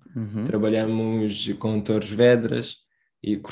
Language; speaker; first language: Portuguese; early bilingual, other home language; Romanian